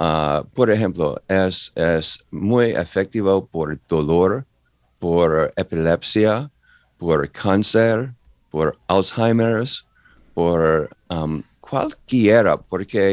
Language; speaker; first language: Spanish; non-native, learner; English